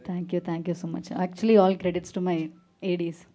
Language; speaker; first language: Telugu; non-native, learner; Malayalam